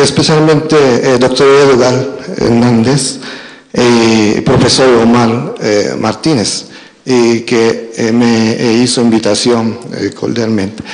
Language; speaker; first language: Spanish; non-native, fluent; Japanese